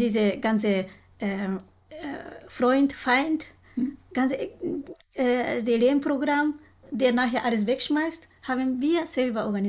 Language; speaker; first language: German; non-native, learner; Japanese